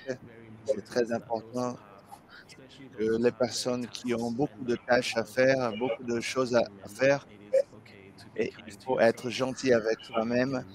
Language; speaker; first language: French; non-native, learner; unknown